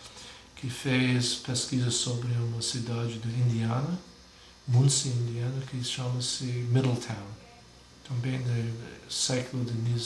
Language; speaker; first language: Portuguese; non-native, fluent; English